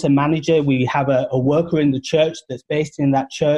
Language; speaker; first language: English; native; English